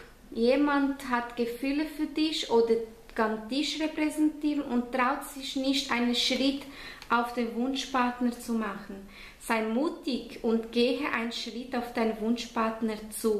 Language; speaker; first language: German; non-native, fluent; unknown